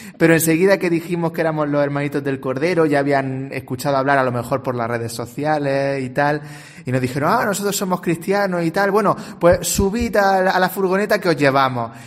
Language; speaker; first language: Spanish; native; Spanish